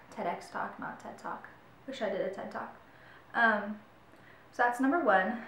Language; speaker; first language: English; native; English